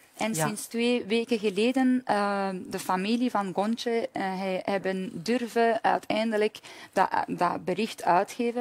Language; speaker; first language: Dutch; non-native, fluent; Persian